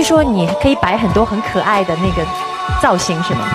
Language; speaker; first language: Chinese; native; Chinese